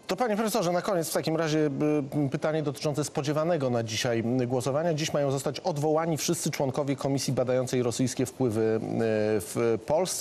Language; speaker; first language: Polish; native; Polish